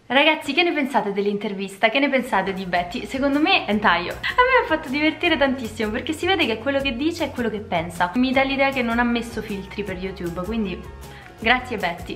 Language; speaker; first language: Italian; native; Italian